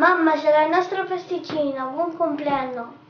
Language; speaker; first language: Italian; early bilingual, other home language; Russian